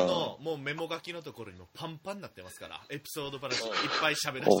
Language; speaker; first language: Japanese; native; Japanese